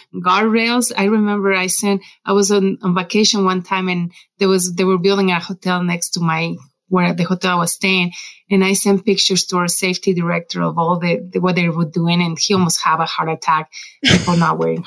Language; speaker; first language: English; non-native, fluent; Spanish